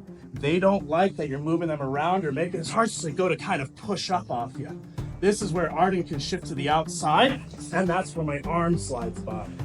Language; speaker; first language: English; native; English